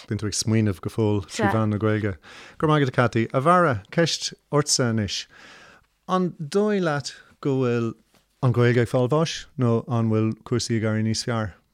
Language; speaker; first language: Irish; non-native, local second language; English